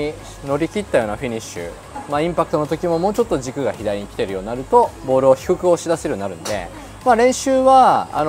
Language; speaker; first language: Japanese; native; Japanese